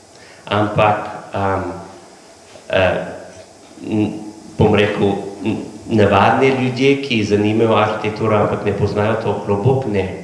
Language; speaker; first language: Slovenian; non-native, learner; English